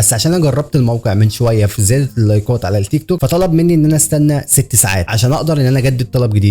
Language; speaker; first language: Arabic; native; Arabic